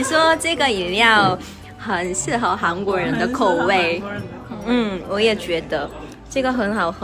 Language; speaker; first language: Chinese; non-native, fluent; Korean